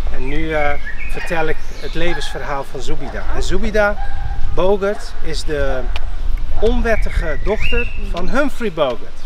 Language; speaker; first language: Dutch; early bilingual, other home language; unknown